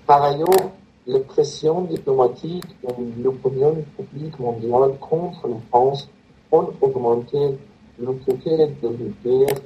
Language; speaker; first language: French; non-native, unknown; Persian